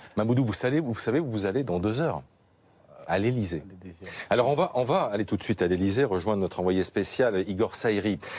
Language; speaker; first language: French; native; French